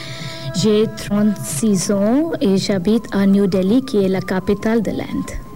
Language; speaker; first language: French; non-native, fluent; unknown